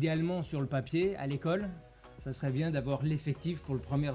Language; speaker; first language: French; native; French